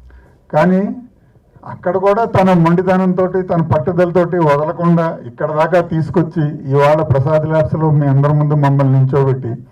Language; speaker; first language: Telugu; native; Telugu